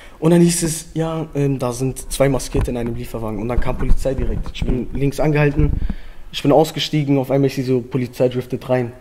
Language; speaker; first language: German; early bilingual, other home language; Albanian